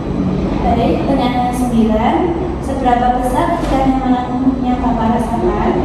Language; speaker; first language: Indonesian; native; Indonesian